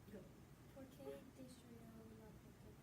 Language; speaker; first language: Spanish; non-native, learner; English